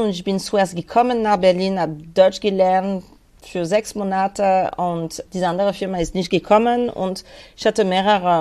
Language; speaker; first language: German; non-native, fluent; French